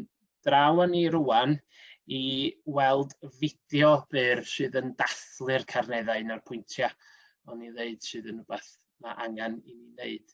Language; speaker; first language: Welsh; native; Welsh